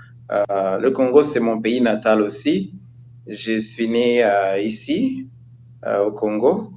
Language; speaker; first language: French; non-native, local second language; Kinyarwanda